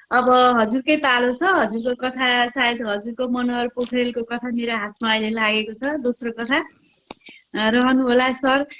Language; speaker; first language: Nepali; native; Nepali